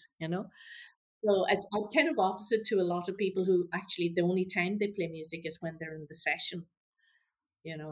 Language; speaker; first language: English; native; English